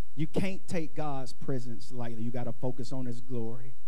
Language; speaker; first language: English; native; English